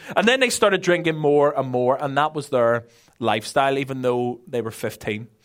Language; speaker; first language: English; native; English